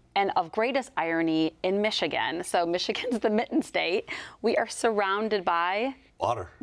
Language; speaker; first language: English; native; English